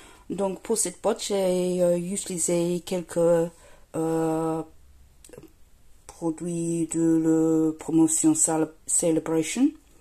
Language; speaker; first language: French; non-native, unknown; English